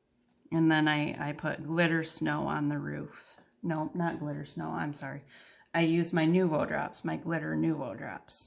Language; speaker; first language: English; native; English